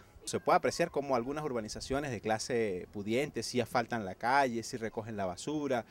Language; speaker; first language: Spanish; native; Spanish